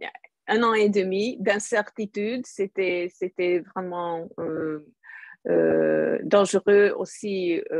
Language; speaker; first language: French; non-native, fluent; Hungarian